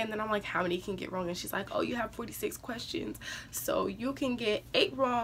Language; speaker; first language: English; native; English